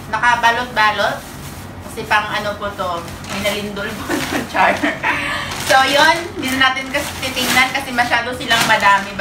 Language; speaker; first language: Filipino; native; Filipino